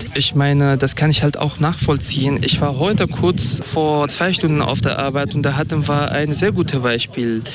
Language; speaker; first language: German; non-native, fluent; Kurdish